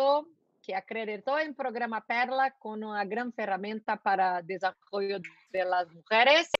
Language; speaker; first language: Spanish; non-native, learner; Portuguese